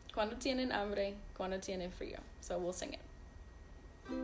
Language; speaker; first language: Spanish; non-native, fluent; English